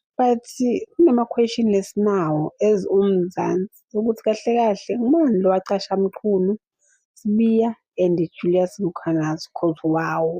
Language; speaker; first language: Zulu; non-native, local second language; Swati